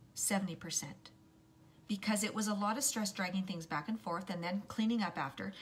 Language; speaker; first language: English; native; English